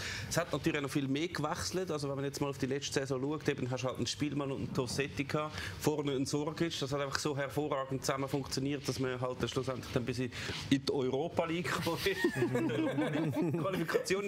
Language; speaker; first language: German; native; German